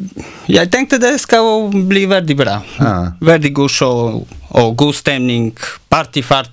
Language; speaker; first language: Norwegian; non-native, learner; Bulgarian